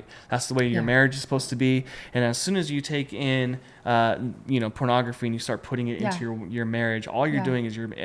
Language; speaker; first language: English; native; English